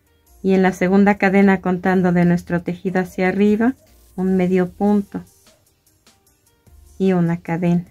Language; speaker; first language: Spanish; native; Spanish